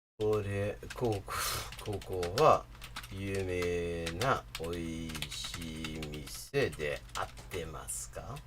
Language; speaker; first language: Japanese; non-native, learner; English